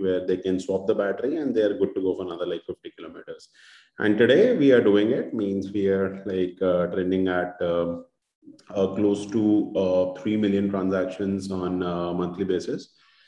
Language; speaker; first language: English; non-native, local second language; Hindi